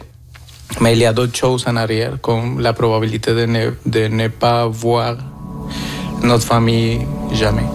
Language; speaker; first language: French; non-native, fluent; Spanish